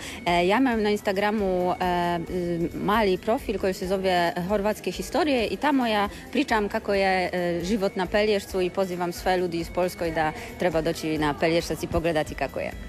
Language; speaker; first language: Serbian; non-native, learner; Polish